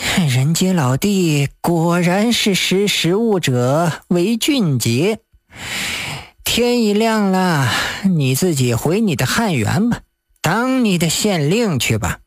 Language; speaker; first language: Chinese; native; Chinese